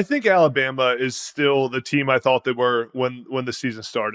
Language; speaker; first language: English; native; English